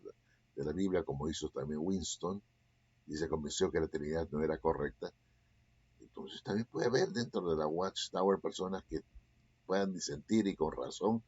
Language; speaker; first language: Spanish; native; Spanish